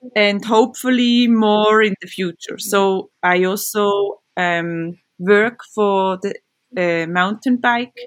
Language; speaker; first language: English; non-native, fluent; Swiss German